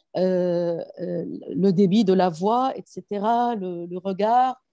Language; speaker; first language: French; non-native, local second language; Arabic